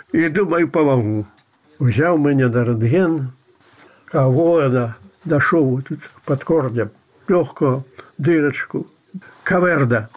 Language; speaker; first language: Russian; non-native, local second language; Belarusian